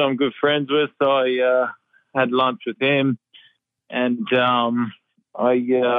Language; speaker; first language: English; native; English